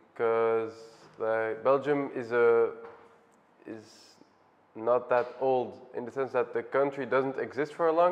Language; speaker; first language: English; non-native, fluent; Dutch